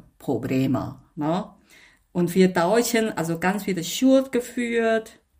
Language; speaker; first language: German; non-native, fluent; Chinese